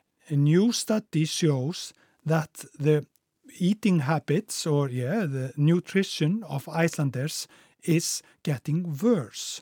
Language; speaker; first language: English; non-native, fluent; Icelandic